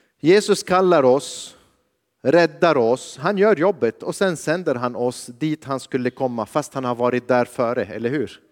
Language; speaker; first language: Swedish; non-native, fluent; Arabic